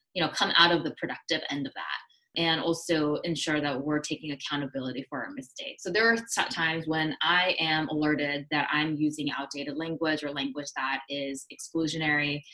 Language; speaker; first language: English; early bilingual, other home language; Korean